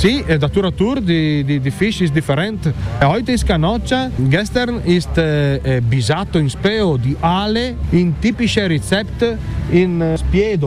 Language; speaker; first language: German; non-native, learner; Italian